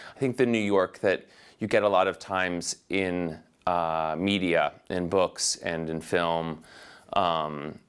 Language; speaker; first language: English; native; English